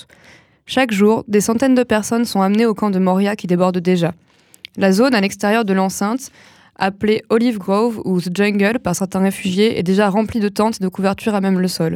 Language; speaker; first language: French; native; French